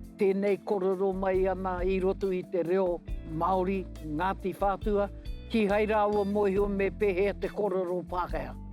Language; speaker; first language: Māori; native; Māori